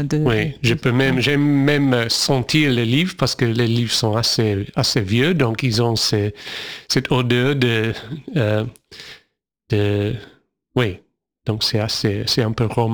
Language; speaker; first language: French; non-native, fluent; English